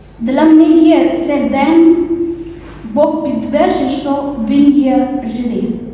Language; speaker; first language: Ukrainian; non-native, learner; Polish